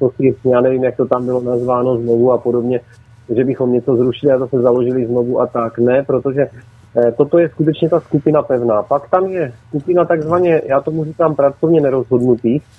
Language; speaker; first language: Czech; native; Czech